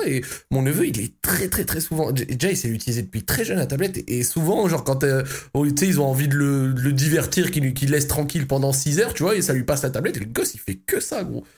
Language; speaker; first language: French; native; French